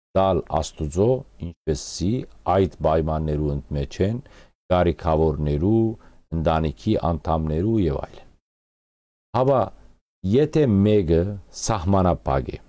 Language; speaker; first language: Armenian; early bilingual, heritage; Armenian